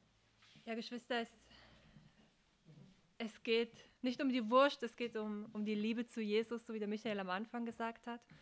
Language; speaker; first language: German; native; German